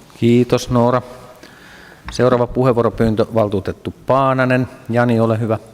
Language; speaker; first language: Finnish; native; Finnish